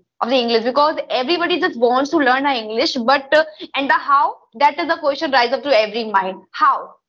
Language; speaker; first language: English; non-native, local second language; Hindi